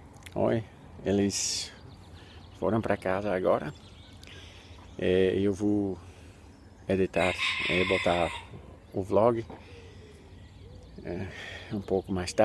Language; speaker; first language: Portuguese; non-native, fluent; Dutch